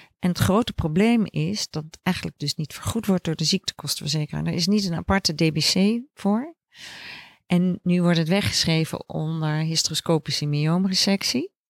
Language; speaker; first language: Dutch; native; Dutch